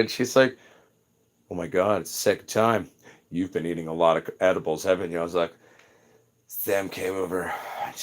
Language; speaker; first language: English; native; English